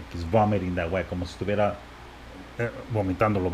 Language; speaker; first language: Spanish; early bilingual, heritage; Spanish